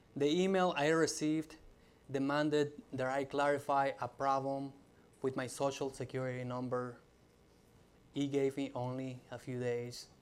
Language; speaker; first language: English; non-native, fluent; Spanish